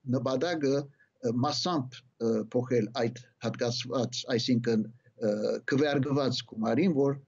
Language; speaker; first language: Armenian; early bilingual, heritage; Armenian